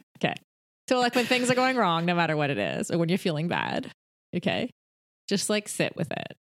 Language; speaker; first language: English; native; English